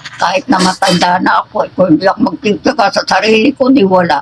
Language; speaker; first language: Filipino; native; Filipino